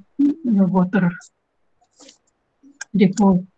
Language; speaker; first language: French; non-native, learner; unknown